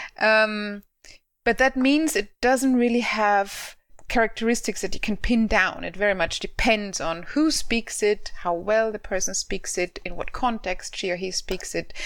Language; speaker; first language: English; non-native, fluent; German